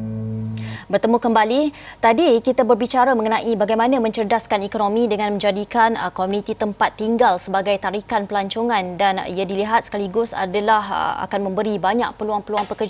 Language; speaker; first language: Malay; native; Malay